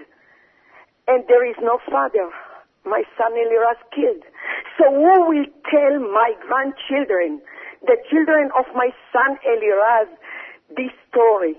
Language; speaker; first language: English; early bilingual, other home language; Arabic